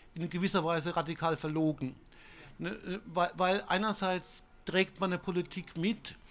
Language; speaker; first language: German; non-native, fluent; Italian